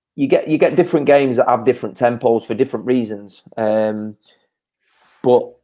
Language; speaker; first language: English; native; English